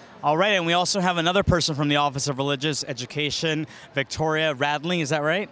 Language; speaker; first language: English; early bilingual, other home language; Spanish